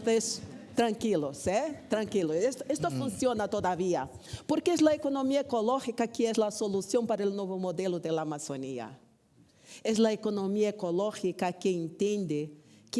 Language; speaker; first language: Portuguese; non-native, learner; Spanish